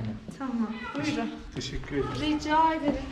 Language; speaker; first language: Turkish; non-native, fluent; Persian